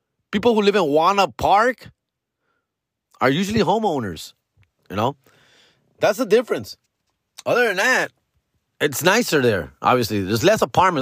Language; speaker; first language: English; early bilingual, other home language; Spanish